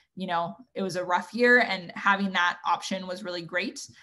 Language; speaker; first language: English; native; English